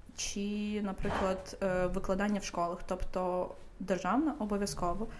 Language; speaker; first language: Ukrainian; non-native, local second language; Russian